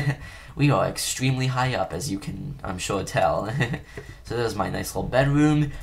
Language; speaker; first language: English; native; English